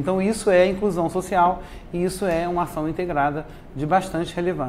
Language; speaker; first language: Portuguese; native; Portuguese